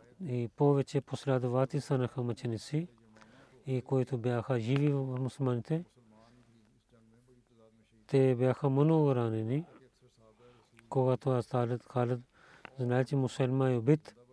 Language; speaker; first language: Bulgarian; non-native, learner; Urdu